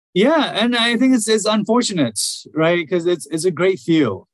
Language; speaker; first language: English; early bilingual, other home language; Vietnamese